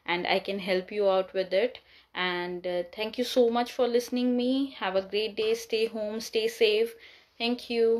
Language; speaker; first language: English; non-native, local second language; Punjabi